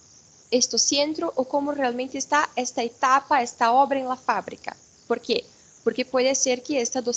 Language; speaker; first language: Spanish; non-native, fluent; Portuguese